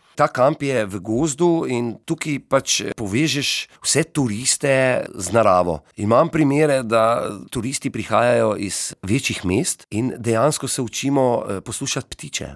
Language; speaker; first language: Slovenian; native; Slovenian